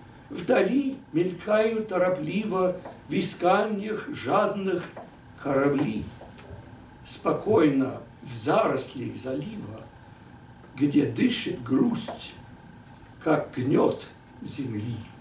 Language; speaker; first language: Russian; non-native, fluent; English